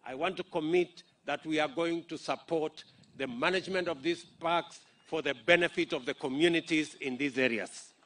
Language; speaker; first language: English; non-native, local second language; Kalenjin